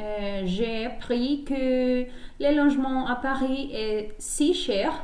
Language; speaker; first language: French; non-native, learner; Spanish